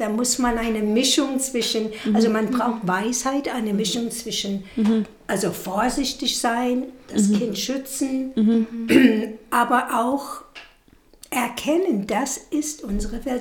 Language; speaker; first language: German; non-native, fluent; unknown